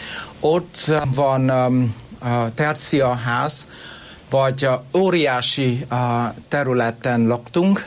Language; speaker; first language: Hungarian; non-native, fluent; Vietnamese